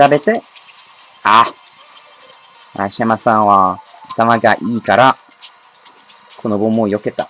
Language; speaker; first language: Japanese; non-native, learner; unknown